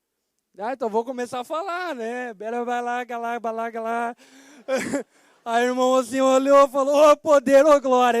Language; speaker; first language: Portuguese; native; Portuguese